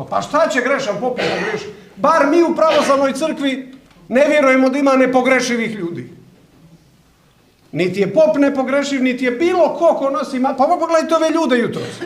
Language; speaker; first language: Croatian; native; Croatian